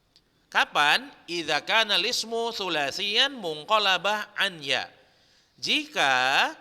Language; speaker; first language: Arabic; non-native, fluent; Indonesian